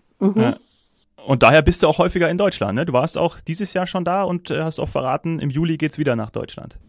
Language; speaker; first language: German; native; German